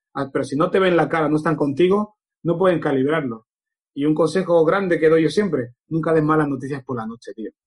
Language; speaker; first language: Spanish; native; Spanish